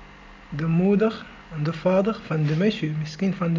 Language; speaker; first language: Dutch; non-native, learner; Arabic